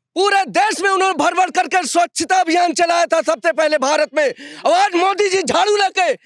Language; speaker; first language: Hindi; native; Hindi